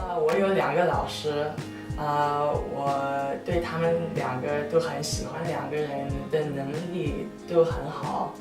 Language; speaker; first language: Chinese; early bilingual, heritage; English